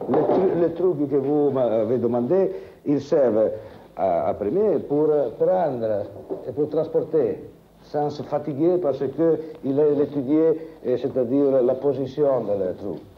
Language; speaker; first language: French; non-native, fluent; Italian